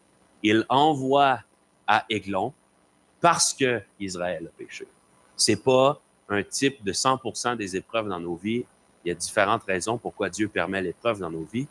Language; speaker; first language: French; native; French